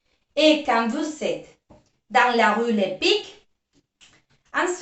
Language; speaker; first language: French; non-native, fluent; Spanish